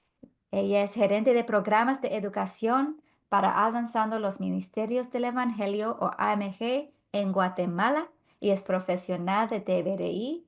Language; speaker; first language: Spanish; non-native, fluent; English